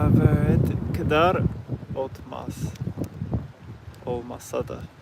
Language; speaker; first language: Turkish; non-native, learner; English